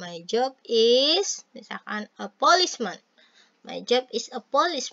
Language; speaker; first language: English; non-native, fluent; Indonesian